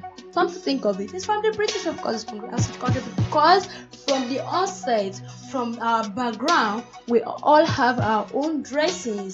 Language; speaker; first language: English; non-native, local second language; Yoruba